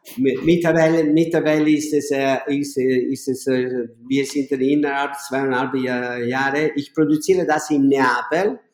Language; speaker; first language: German; non-native, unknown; Italian